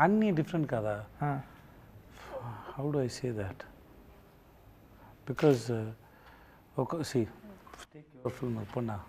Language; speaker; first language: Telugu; non-native, learner; Tamil